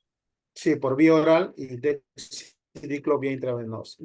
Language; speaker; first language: Spanish; native; Spanish